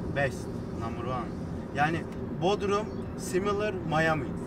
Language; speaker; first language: English; non-native, learner; Turkish